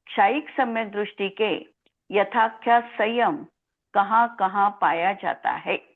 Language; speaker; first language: Hindi; non-native, local second language; Marathi